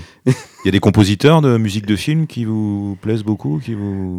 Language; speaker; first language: French; native; French